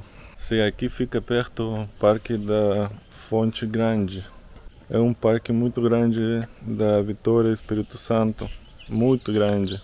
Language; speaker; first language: Portuguese; non-native, learner; Russian